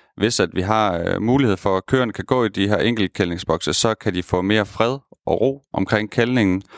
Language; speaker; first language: Danish; native; Danish